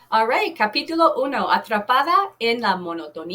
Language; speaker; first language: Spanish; non-native, fluent; English